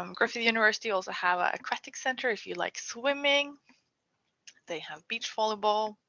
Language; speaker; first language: English; non-native, fluent; Norwegian